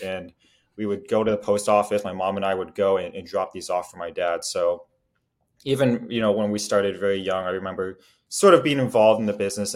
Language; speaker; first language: English; native; English